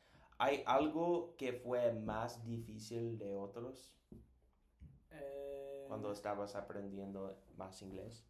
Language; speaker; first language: Spanish; non-native, learner; English